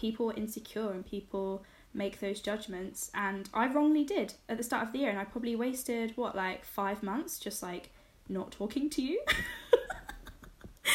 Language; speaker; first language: English; native; English